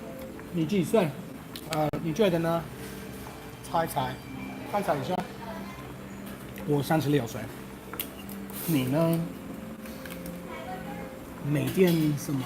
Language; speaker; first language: Chinese; non-native, learner; English